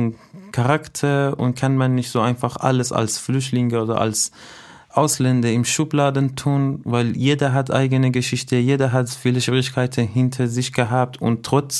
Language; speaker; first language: German; non-native, fluent; Persian